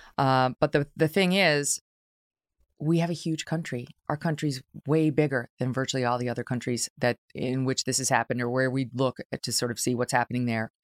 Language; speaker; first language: English; native; English